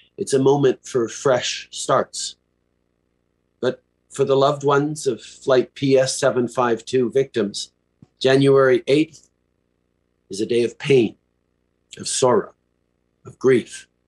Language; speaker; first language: English; early bilingual, other home language; French